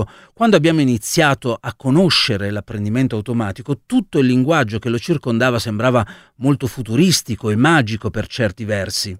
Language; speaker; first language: Italian; native; Italian